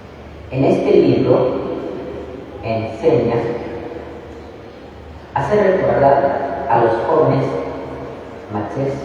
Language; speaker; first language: Spanish; non-native, local second language; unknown